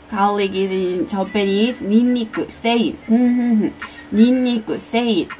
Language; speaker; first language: English; non-native, learner; Korean